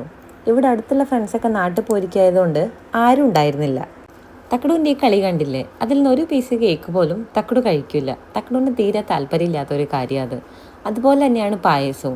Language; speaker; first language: Malayalam; native; Malayalam